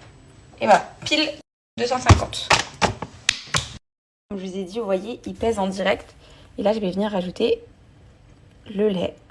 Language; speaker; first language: French; native; French